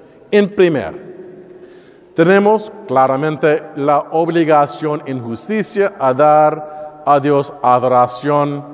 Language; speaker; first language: Spanish; non-native, learner; English